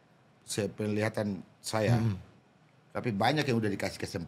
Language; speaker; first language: Indonesian; non-native, local second language; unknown